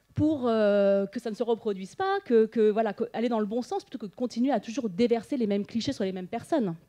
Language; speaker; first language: French; native; French